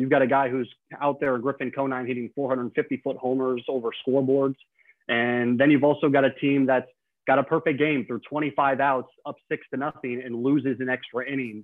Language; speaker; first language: English; native; English